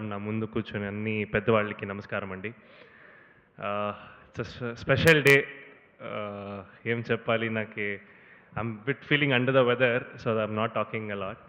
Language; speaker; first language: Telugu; non-native, learner; Kannada